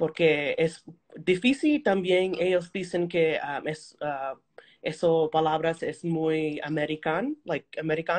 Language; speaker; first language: Spanish; early bilingual, heritage; Spanish